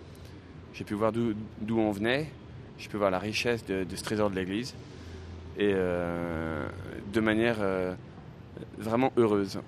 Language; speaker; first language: French; native; French